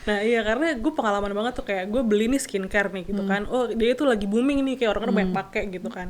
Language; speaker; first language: Indonesian; native; Indonesian